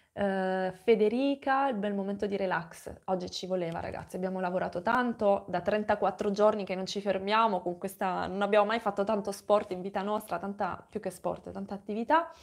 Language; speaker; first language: Italian; native; Italian